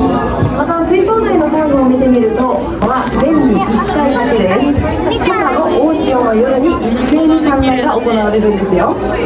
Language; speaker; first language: Japanese; native; Japanese